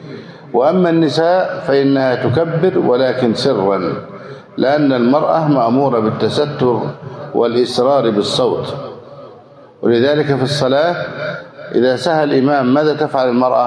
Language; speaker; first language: Arabic; native; Arabic